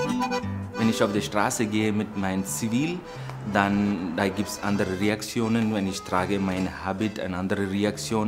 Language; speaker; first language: German; non-native, fluent; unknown